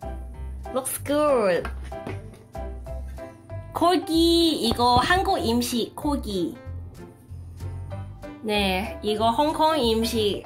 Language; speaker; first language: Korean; non-native, learner; Cantonese